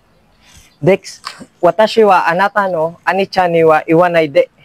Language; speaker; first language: Japanese; non-native, learner; Filipino